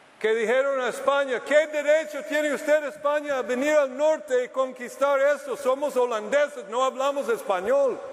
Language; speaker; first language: Spanish; non-native, fluent; English